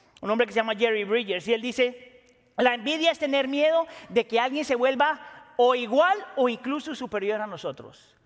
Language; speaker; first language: Spanish; native; Spanish